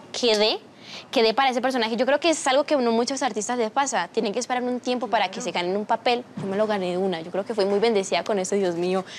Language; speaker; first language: Spanish; native; Spanish